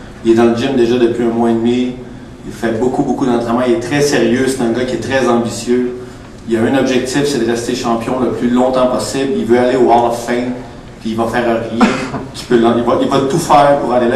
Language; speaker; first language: French; native; French